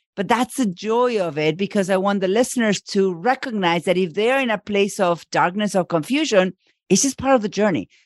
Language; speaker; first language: English; non-native, fluent; Spanish